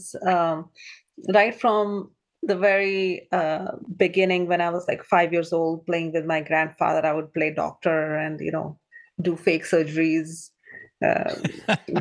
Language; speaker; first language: English; non-native, local second language; Punjabi